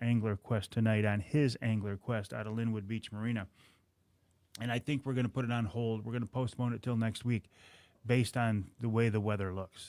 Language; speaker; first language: English; native; English